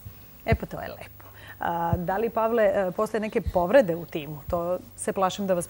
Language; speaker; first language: Serbian; native; Serbian